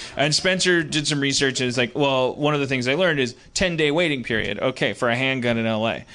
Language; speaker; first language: English; native; English